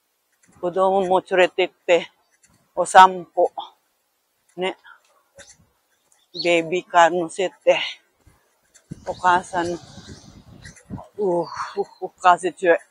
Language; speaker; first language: Japanese; non-native, learner; Filipino